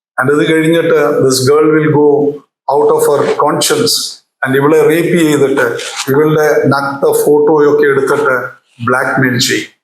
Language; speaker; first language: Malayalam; early bilingual, heritage; Malayalam